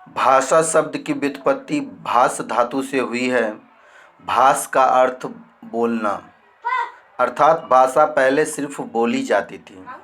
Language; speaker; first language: Hindi; native; Hindi